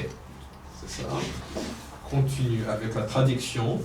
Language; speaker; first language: French; non-native, fluent; Polish